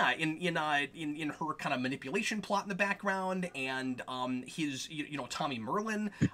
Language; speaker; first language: English; native; English